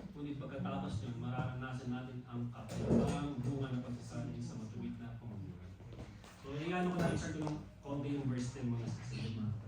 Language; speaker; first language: Filipino; non-native, local second language; Waray